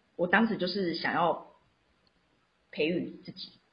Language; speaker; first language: Chinese; non-native, local second language; Min Nan Chinese